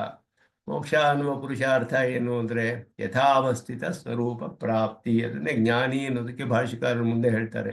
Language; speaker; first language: Kannada; native; Kannada